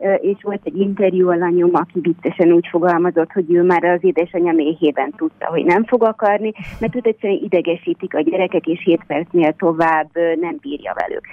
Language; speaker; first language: Hungarian; native; Hungarian